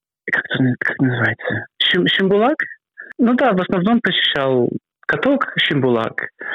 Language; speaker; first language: Russian; non-native, fluent; English